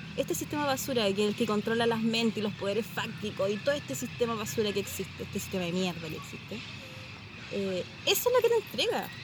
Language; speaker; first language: Spanish; native; Spanish